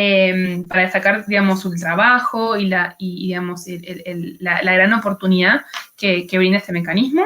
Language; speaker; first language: Spanish; native; Spanish